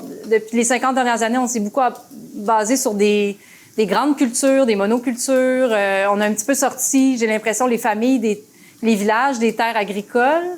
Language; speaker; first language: French; native; French